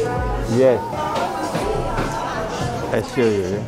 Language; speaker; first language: English; non-native, learner; Indonesian